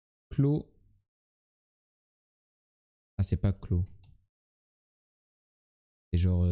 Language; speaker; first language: French; native; French